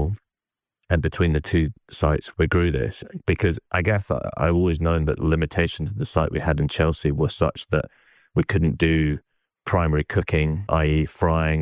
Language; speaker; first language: English; native; English